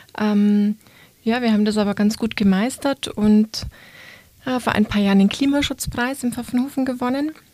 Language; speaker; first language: German; native; German